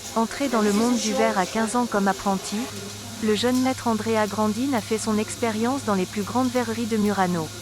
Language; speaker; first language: French; native; French